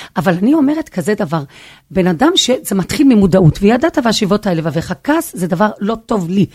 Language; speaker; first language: Hebrew; non-native, fluent; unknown